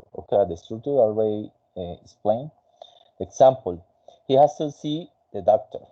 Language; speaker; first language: English; non-native, fluent; Spanish